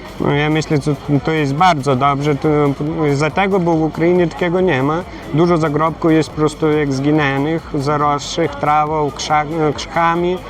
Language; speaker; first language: Polish; non-native, learner; Ukrainian